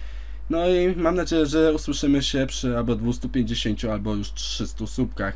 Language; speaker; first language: Polish; native; Polish